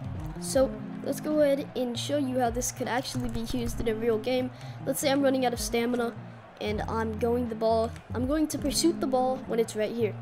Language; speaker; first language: English; native; English